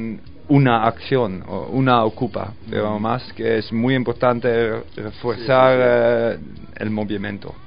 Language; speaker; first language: Spanish; non-native, learner; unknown